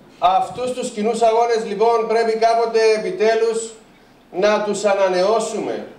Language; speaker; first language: Greek; native; Greek